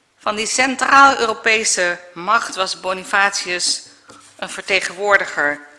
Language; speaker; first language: Dutch; native; Dutch